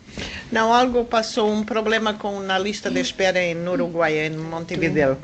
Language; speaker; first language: Spanish; non-native, fluent; Portuguese